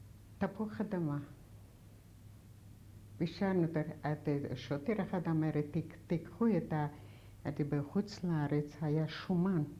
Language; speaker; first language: Hebrew; non-native, fluent; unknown